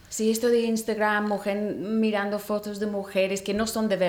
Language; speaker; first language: Spanish; non-native, learner; English